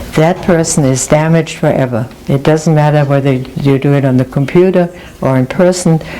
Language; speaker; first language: English; early bilingual, other home language; German